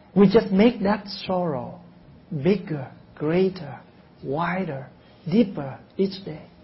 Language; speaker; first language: English; non-native, fluent; Vietnamese